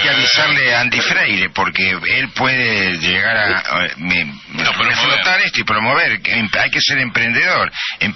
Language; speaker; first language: Spanish; native; Spanish